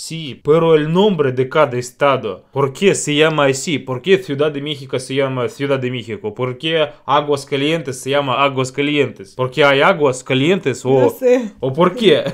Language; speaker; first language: Spanish; non-native, learner; Russian